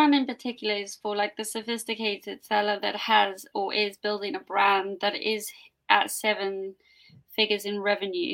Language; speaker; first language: English; native; English